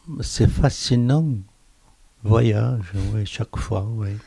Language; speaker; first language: French; non-native, fluent; Korean